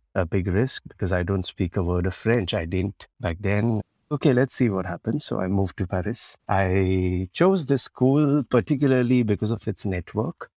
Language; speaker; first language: English; non-native, local second language; Marathi